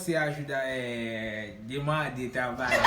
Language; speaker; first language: Portuguese; non-native, learner; Haitian Creole